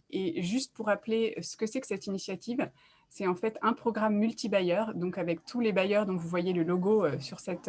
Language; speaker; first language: French; native; French